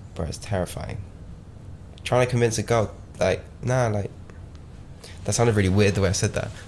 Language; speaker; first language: English; native; English